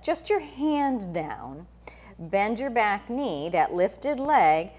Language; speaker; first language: English; native; English